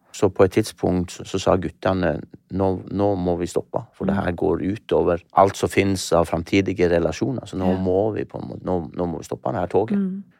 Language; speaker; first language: Norwegian; native; Norwegian